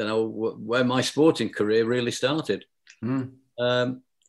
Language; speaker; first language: English; native; English